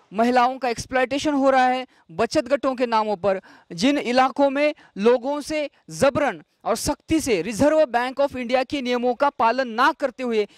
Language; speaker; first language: Hindi; non-native, local second language; Marathi